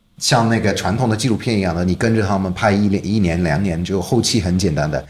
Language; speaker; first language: Chinese; non-native, fluent; English